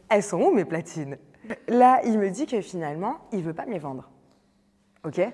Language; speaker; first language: French; native; French